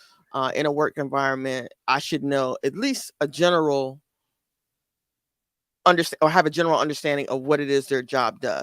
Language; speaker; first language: English; native; English